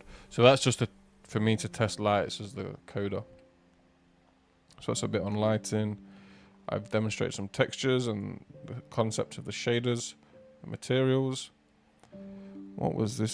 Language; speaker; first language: English; native; English